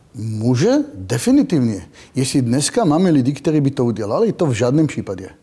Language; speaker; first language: Czech; non-native, fluent; Hebrew